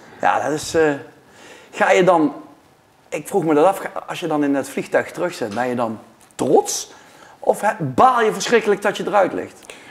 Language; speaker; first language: Dutch; native; Dutch